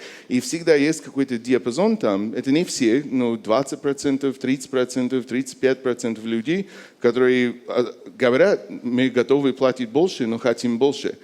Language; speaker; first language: Russian; non-native, fluent; English